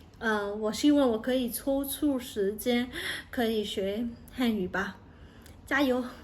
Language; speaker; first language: Chinese; non-native, fluent; Burmese